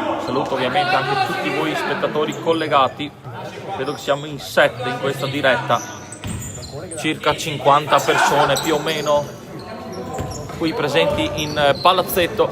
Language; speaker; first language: Italian; native; Italian